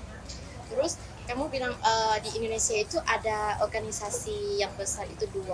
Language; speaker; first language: Indonesian; non-native, learner; Thai